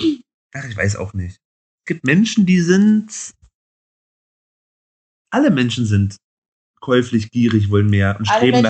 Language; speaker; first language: German; native; German